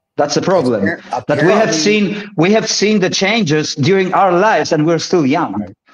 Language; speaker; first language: English; early bilingual, other home language; Polish